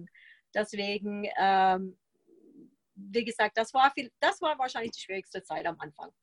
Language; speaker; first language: German; non-native, fluent; English